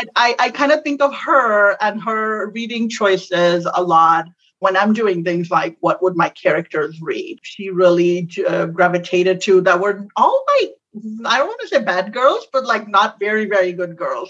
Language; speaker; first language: English; non-native, local second language; Urdu